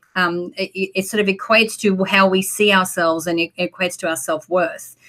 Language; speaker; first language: English; native; English